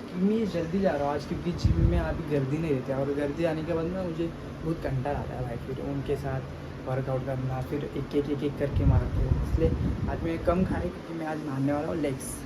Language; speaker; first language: Hindi; non-native, local second language; Marathi